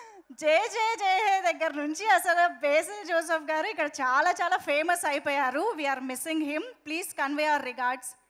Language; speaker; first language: Telugu; native; Telugu